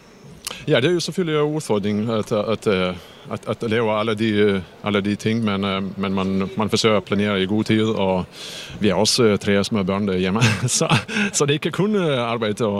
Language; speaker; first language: Danish; non-native, fluent; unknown